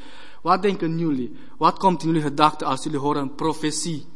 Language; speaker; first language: Dutch; non-native, fluent; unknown